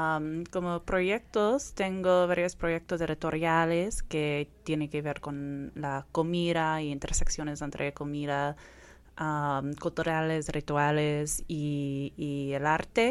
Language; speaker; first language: Spanish; non-native, fluent; English